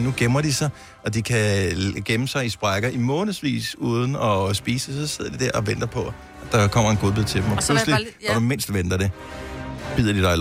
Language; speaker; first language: Danish; native; Danish